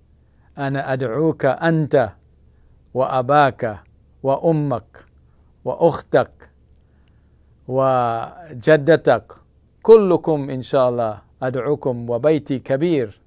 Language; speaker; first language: Arabic; non-native, fluent; English